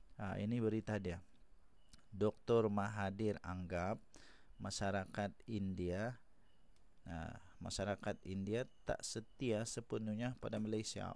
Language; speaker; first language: Malay; non-native, local second language; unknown